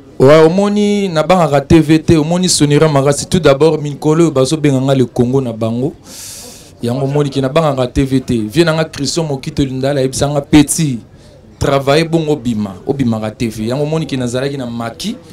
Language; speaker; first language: Lingala; native; Lingala